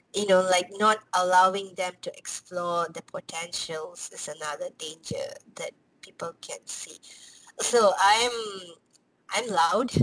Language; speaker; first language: English; non-native, local second language; Tamil